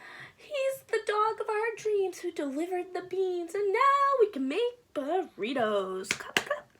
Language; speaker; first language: English; native; English